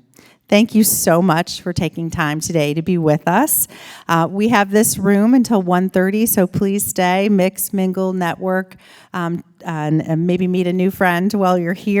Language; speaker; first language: English; native; English